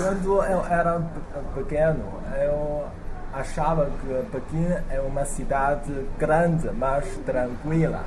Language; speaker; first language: Portuguese; non-native, learner; Chinese